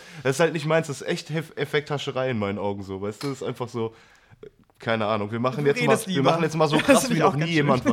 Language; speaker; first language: German; native; German